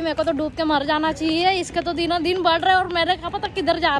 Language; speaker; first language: Hindi; native; Hindi